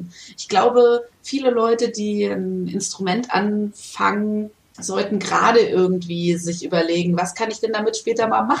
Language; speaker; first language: German; native; German